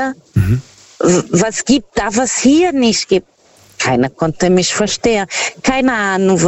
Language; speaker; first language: German; non-native, fluent; Portuguese